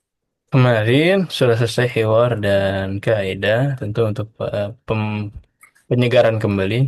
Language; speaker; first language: Indonesian; native; Indonesian